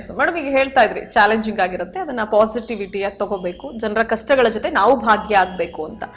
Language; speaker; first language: Kannada; native; Kannada